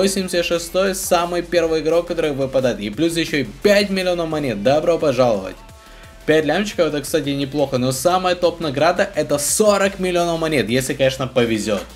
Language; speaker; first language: Russian; native; Russian